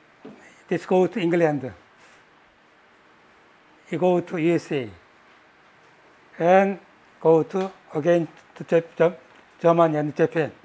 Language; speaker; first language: English; non-native, learner; Korean